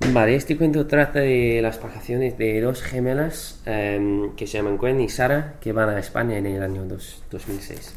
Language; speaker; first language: Spanish; non-native, fluent; English